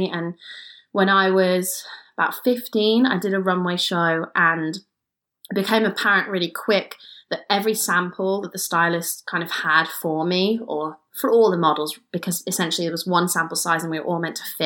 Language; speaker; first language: English; native; English